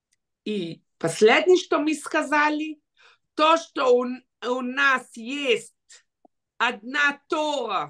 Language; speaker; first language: Russian; early bilingual, heritage; Russian